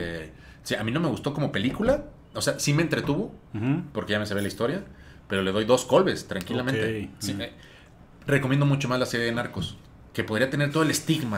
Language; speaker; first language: Spanish; native; Spanish